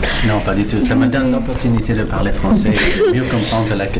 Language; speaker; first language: French; non-native, fluent; English